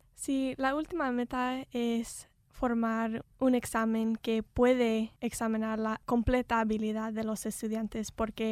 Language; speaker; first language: Spanish; early bilingual, heritage; Spanish